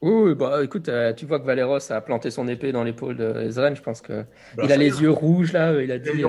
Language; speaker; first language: French; native; French